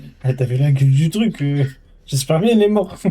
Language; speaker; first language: French; native; French